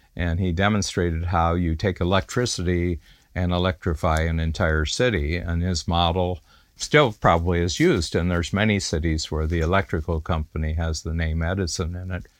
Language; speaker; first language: English; native; English